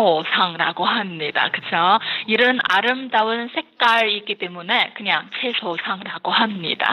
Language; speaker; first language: Korean; non-native, fluent; Chinese